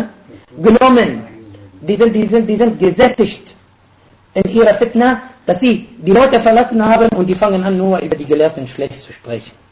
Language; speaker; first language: German; non-native, fluent; Arabic